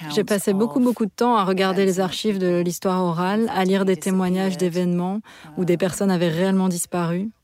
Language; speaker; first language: French; early bilingual, other home language; Arabic